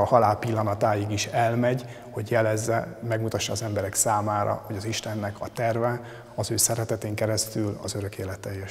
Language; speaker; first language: Hungarian; native; Hungarian